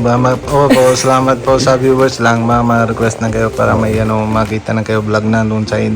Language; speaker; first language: Filipino; non-native, learner; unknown